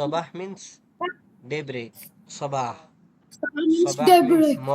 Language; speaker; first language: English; non-native, learner; Urdu